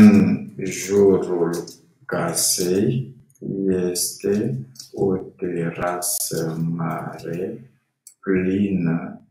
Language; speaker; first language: Romanian; non-native, fluent; French